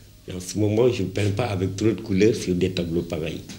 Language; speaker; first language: French; non-native, local second language; Wolof